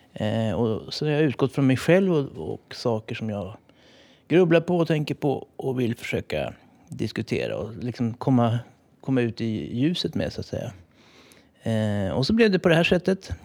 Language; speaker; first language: Swedish; native; Swedish